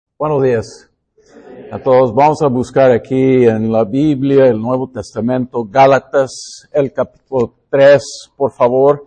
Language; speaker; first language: Spanish; non-native, fluent; English